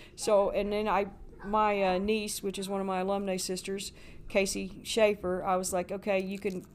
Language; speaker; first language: English; native; English